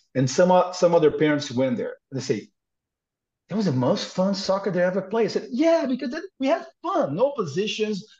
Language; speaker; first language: English; non-native, fluent; Portuguese